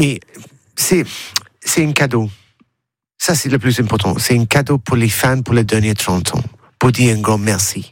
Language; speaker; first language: French; non-native, learner; English